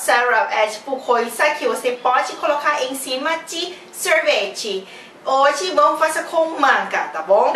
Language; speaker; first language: Portuguese; non-native, fluent; Thai